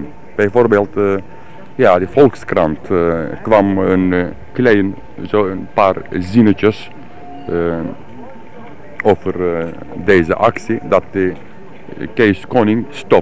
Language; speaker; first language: Dutch; non-native, learner; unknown